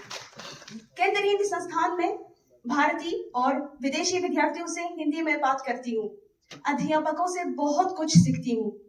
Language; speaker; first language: Hindi; non-native, fluent; Arabic